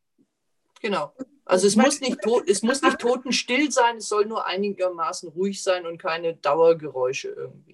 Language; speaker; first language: German; native; German